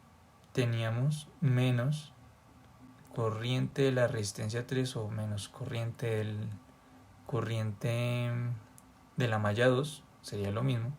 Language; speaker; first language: Spanish; native; Spanish